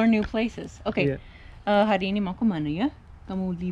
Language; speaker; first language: Indonesian; non-native, learner; English